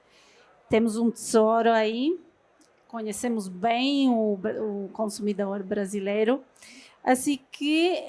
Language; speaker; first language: Portuguese; non-native, fluent; Norwegian